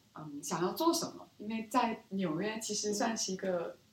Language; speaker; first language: Chinese; early bilingual, other home language; Korean